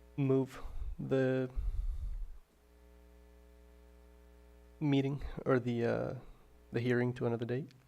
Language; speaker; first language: English; native; English